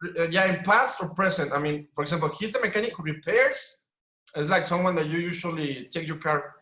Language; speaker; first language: English; non-native, fluent; Spanish